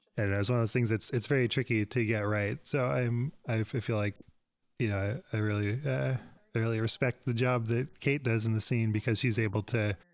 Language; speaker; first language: English; native; English